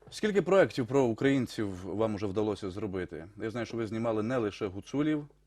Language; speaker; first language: Ukrainian; native; Ukrainian